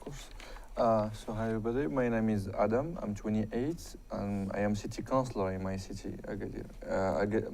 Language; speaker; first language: English; non-native, fluent; Arabic